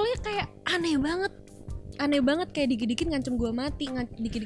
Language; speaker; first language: Indonesian; native; Indonesian